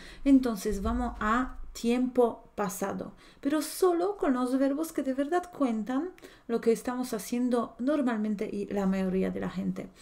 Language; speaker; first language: Spanish; non-native, fluent; Polish